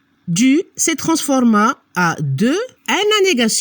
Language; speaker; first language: Spanish; non-native, fluent; French